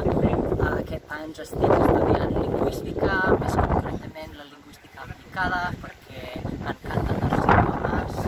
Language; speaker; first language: Catalan; non-native, learner; English